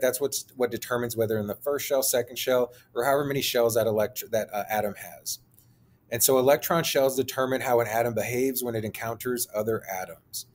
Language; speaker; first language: English; native; English